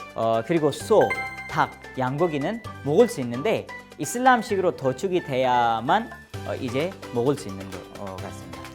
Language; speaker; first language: Korean; non-native, fluent; Urdu